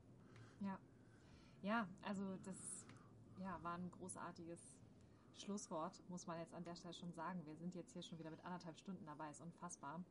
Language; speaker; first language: German; native; German